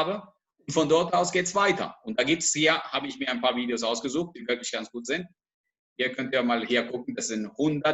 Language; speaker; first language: German; non-native, fluent; Spanish